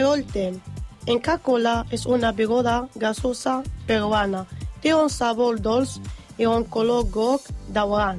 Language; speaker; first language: Catalan; non-native, learner; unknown